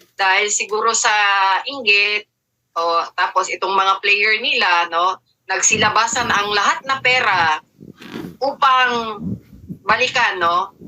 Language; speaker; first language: Filipino; native; Filipino